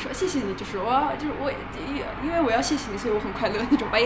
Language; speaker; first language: Chinese; native; Chinese